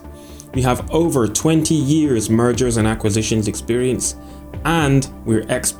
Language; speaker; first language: English; native; English